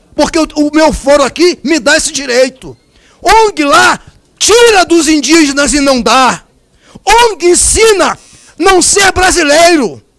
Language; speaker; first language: Portuguese; native; Portuguese